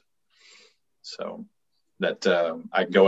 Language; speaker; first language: English; native; English